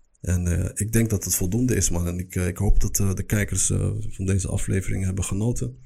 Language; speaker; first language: Dutch; early bilingual, other home language; Arabic